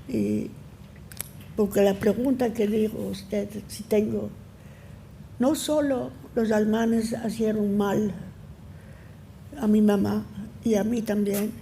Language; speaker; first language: Spanish; early bilingual, heritage; Ladino